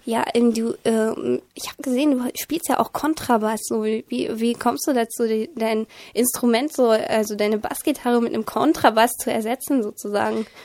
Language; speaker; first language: German; native; German